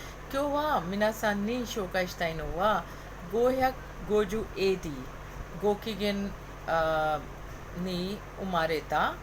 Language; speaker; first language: Japanese; non-native, fluent; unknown